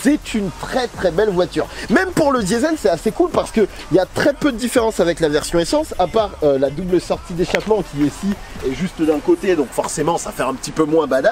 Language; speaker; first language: French; native; French